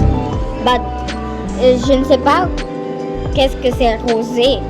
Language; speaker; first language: French; non-native, fluent; Spanish